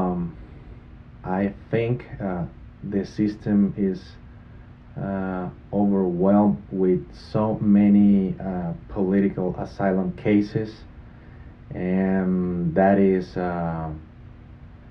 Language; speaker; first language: English; non-native, fluent; Spanish